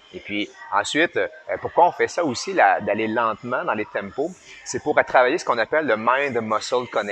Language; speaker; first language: French; native; French